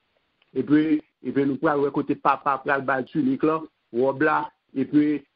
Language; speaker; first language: French; non-native, local second language; Haitian Creole